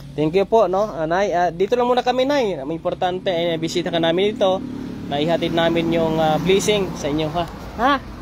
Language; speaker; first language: Filipino; non-native, local second language; Cebuano